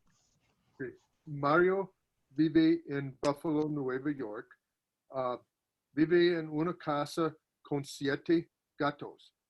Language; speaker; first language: Spanish; non-native, learner; English